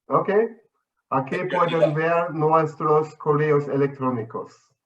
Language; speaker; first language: Spanish; non-native, fluent; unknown